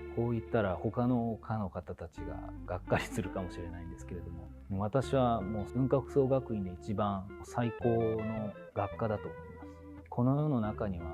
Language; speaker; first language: Japanese; non-native, fluent; Korean